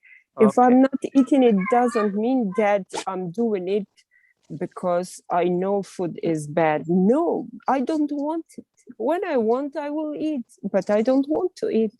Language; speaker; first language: English; non-native, learner; Russian